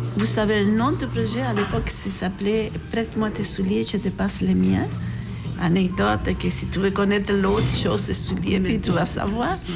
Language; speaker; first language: French; non-native, fluent; Spanish